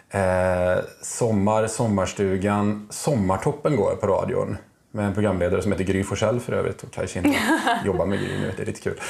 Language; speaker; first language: Swedish; native; Swedish